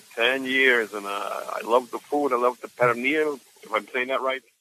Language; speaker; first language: English; native; English